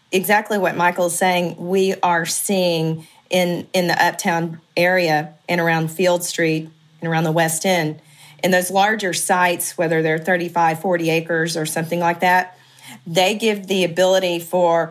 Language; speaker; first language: English; native; English